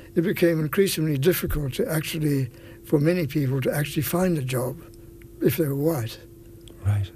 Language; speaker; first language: English; native; English